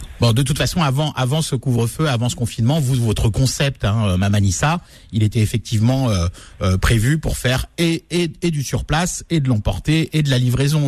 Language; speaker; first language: French; native; French